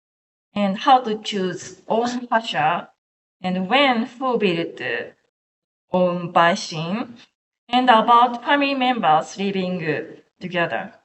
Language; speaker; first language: English; non-native, learner; Japanese